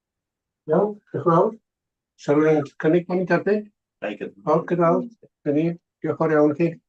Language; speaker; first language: Welsh; native; Welsh